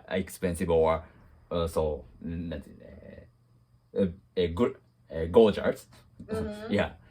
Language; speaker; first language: English; non-native, learner; Japanese